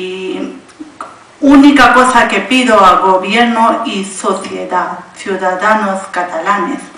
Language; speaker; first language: Spanish; non-native, learner; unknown